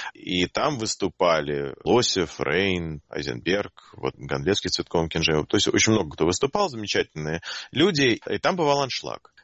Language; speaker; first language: Russian; native; Russian